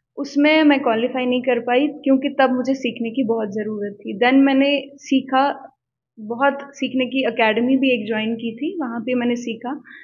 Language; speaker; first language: Hindi; non-native, local second language; Punjabi